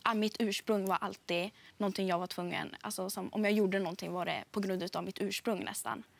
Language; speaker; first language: Swedish; native; Swedish